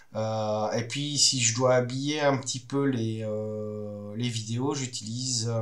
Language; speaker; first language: French; native; French